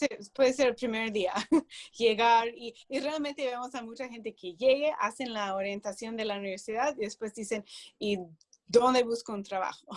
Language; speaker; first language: Spanish; non-native, fluent; English